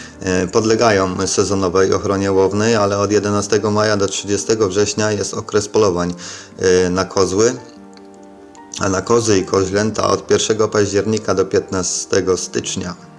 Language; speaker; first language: Polish; native; Polish